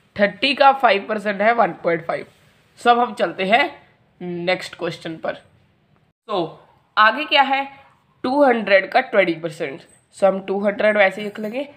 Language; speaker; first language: Hindi; non-native, local second language; Punjabi